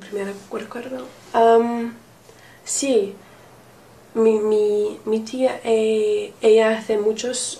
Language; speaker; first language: Spanish; non-native, learner; English